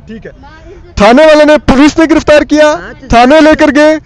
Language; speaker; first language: Urdu; native; Urdu